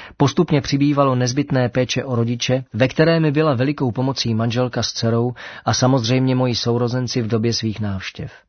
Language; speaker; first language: Czech; native; Czech